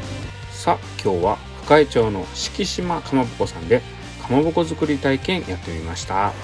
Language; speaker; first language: Japanese; native; Japanese